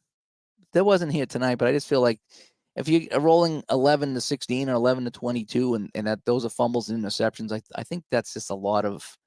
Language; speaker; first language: English; native; English